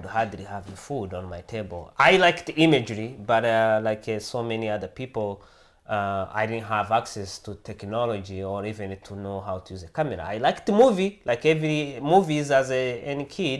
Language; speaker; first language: English; non-native, local second language; Kinyarwanda